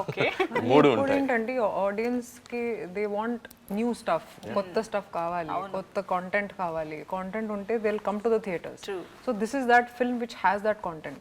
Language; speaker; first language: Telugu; non-native, fluent; Hindi